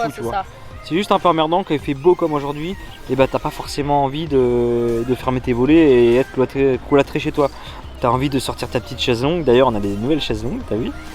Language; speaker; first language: French; native; French